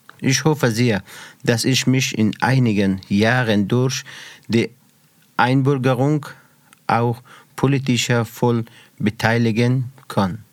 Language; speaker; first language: German; non-native, learner; Persian